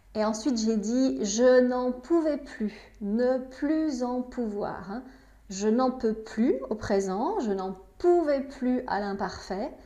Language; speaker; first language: French; native; French